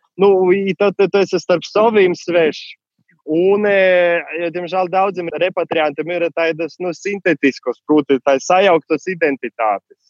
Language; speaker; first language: Latvian; non-native, fluent; Russian